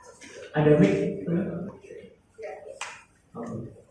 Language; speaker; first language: Indonesian; native; Indonesian